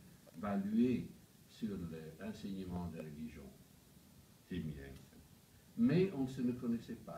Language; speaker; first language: French; non-native, fluent; Italian